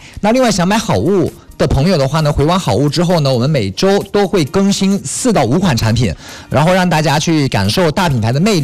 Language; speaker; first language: Chinese; native; Chinese